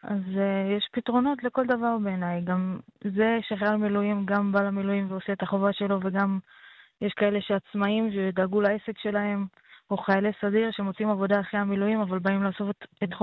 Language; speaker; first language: Hebrew; native; Hebrew